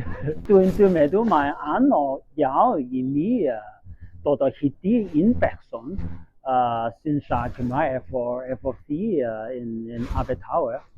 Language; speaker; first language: Welsh; non-native, learner; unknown